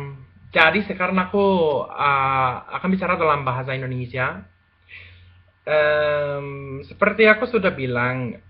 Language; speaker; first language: Indonesian; non-native, learner; Spanish